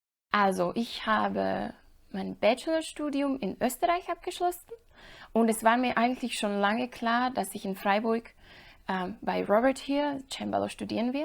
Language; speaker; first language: German; non-native, fluent; Slovak